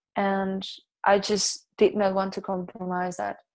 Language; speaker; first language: English; non-native, fluent; Catalan